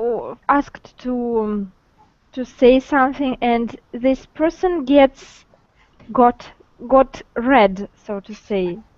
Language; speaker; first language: English; non-native, learner; Russian